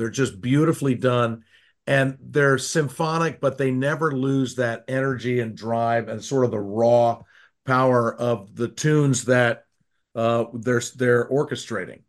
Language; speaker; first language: English; native; English